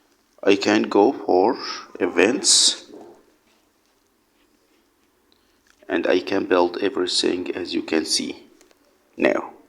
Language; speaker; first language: English; non-native, learner; Arabic